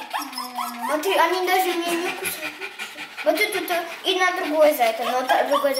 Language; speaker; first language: Russian; early bilingual, heritage; Russian